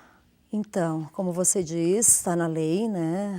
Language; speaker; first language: Portuguese; native; Portuguese